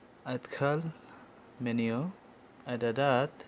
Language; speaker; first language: Arabic; non-native, learner; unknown